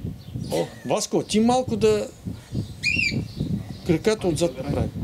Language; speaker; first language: Bulgarian; non-native, learner; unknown